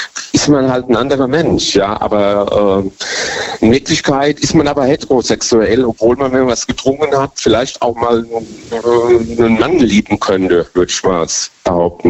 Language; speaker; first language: German; native; German